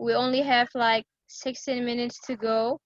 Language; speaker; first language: English; non-native, fluent; Indonesian